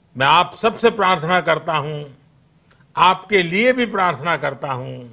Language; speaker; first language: Hindi; non-native, local second language; Gujarati